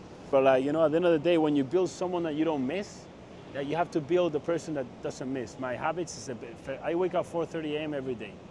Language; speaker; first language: English; non-native, fluent; Spanish